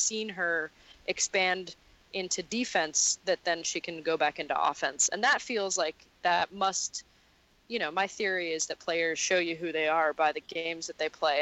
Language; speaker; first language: English; native; English